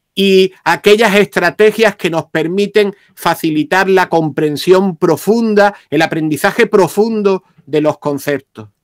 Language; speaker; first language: Spanish; native; Spanish